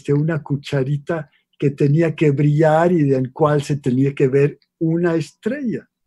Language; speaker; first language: Spanish; non-native, fluent; Swiss German